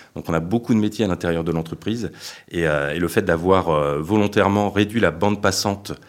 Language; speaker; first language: French; native; French